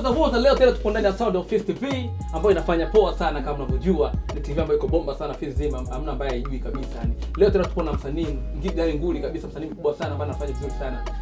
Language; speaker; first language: Swahili; native; Swahili